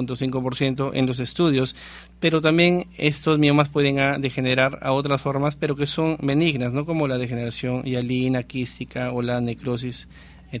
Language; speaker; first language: Spanish; native; Spanish